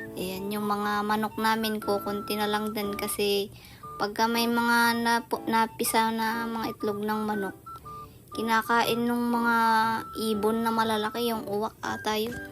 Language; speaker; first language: Filipino; non-native, local second language; Iloko